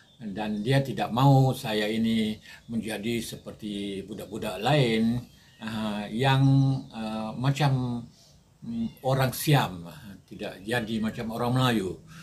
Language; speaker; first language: Malay; native; Malay